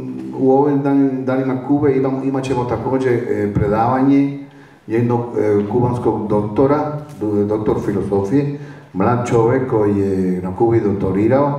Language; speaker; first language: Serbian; non-native, fluent; Spanish